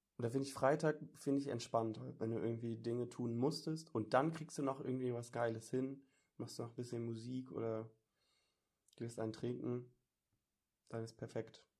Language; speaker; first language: German; native; German